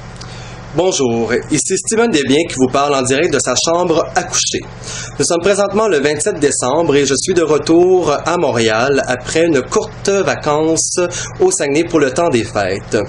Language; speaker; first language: French; native; French